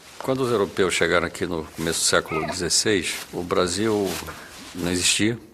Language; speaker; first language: Portuguese; native; Portuguese